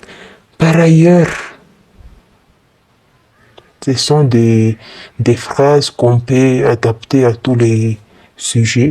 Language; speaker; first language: French; non-native, fluent; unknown